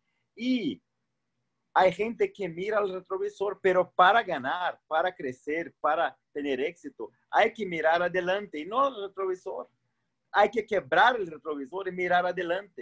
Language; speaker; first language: Spanish; non-native, fluent; Portuguese